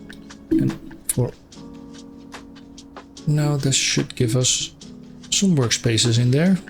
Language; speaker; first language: English; non-native, fluent; Dutch